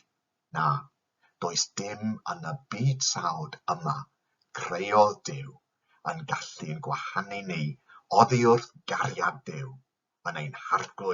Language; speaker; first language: Welsh; non-native, fluent; English